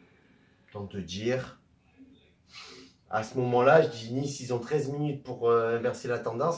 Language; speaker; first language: French; native; French